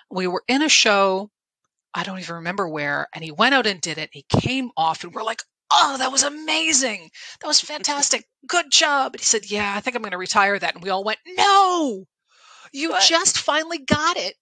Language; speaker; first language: English; native; English